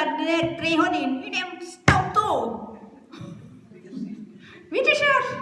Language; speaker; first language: Slovak; non-native, learner; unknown